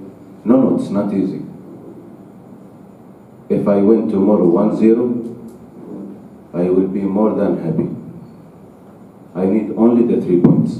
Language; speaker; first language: English; non-native, learner; Arabic